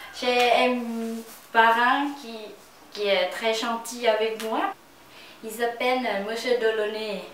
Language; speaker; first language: French; non-native, learner; Lao